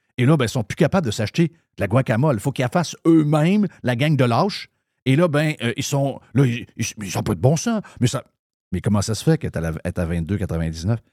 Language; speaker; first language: French; native; French